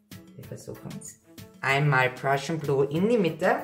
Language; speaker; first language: German; native; German